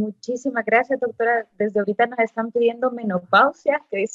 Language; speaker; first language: Spanish; native; Spanish